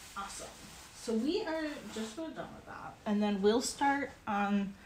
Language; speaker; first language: English; native; English